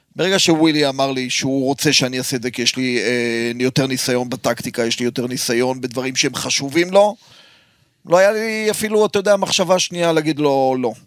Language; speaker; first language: Hebrew; native; Hebrew